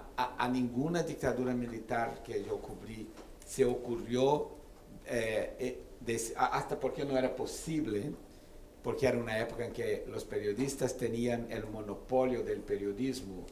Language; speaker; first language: Spanish; non-native, fluent; Portuguese